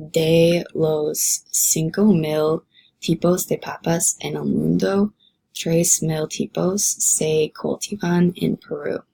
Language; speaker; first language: Spanish; non-native, learner; English